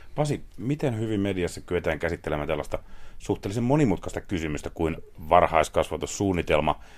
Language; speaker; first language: Finnish; native; Finnish